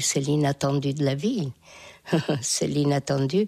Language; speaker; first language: French; non-native, fluent; Hungarian